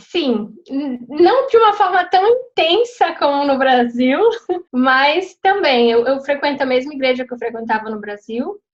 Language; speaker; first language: Portuguese; native; Portuguese